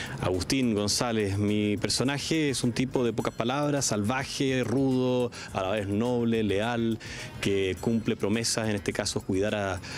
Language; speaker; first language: Spanish; native; Spanish